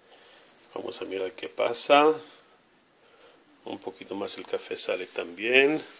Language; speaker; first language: Spanish; non-native, learner; Hebrew